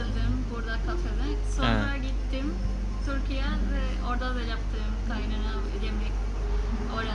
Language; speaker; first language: Turkish; non-native, learner; Spanish